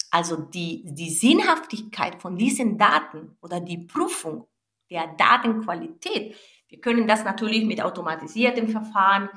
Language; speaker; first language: German; non-native, fluent; Spanish